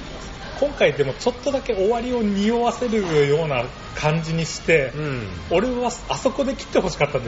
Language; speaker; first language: Japanese; native; Japanese